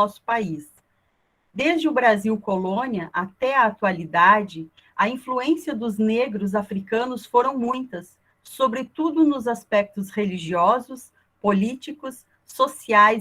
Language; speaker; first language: Portuguese; native; Portuguese